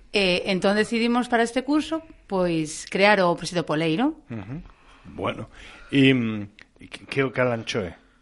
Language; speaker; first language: Galician; non-native, local second language; Spanish